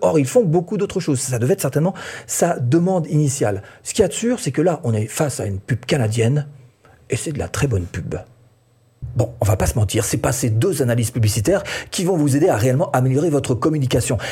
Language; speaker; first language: French; native; French